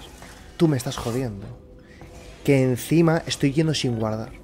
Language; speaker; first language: Spanish; native; Spanish